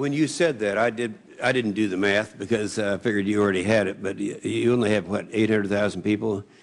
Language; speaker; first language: English; native; English